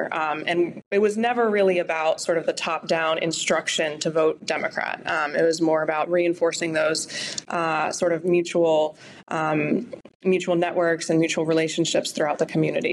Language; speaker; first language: English; native; English